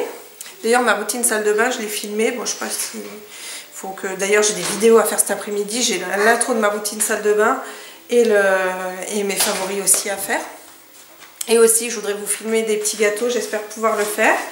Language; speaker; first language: French; native; French